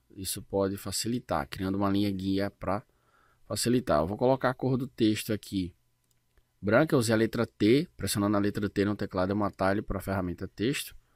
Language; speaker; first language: Portuguese; native; Portuguese